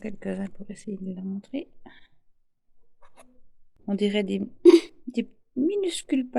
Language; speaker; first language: French; native; French